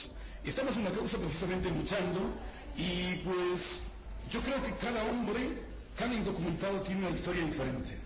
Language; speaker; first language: Spanish; native; Spanish